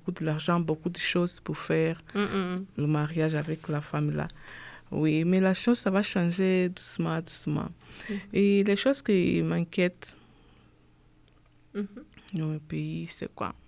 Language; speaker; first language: French; non-native, learner; Portuguese